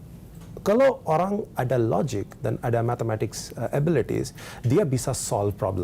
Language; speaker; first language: Indonesian; non-native, learner; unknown